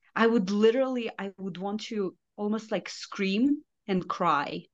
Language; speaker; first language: English; non-native, fluent; Russian